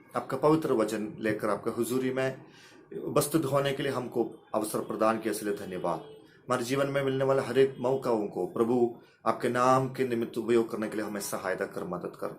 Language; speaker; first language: Hindi; non-native, local second language; Malayalam